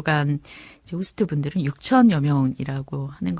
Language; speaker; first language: Korean; native; Korean